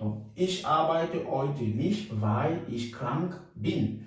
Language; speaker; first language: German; non-native, fluent; French